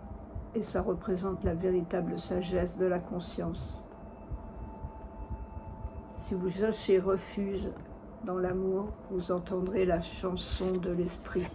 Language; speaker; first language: French; native; French